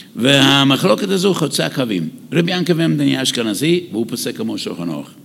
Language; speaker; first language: Hebrew; non-native, fluent; English